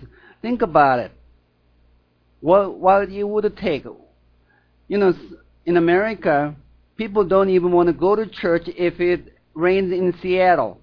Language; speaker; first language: English; non-native, fluent; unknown